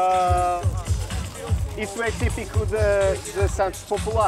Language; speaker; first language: Portuguese; native; Portuguese